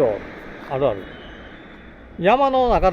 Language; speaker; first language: Japanese; native; Japanese